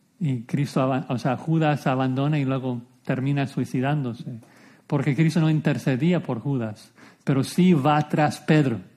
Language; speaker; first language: Spanish; non-native, fluent; English